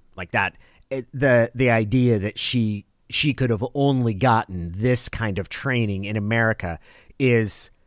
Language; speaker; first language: English; early bilingual, other home language; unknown